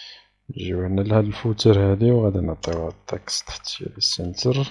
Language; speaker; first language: Arabic; native; Arabic